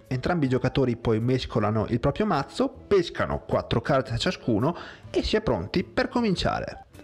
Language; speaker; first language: Italian; native; Italian